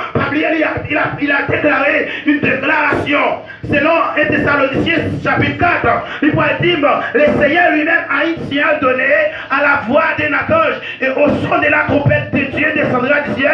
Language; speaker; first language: French; non-native, local second language; Haitian Creole